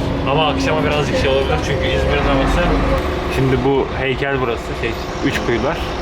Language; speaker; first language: Turkish; native; Turkish